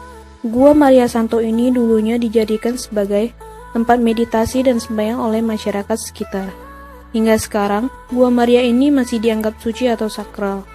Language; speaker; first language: Indonesian; native; Indonesian